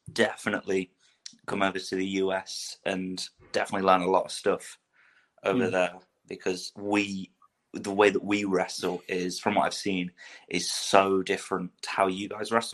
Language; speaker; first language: English; native; English